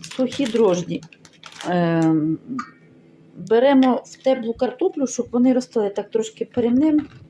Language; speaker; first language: Ukrainian; non-native, local second language; Russian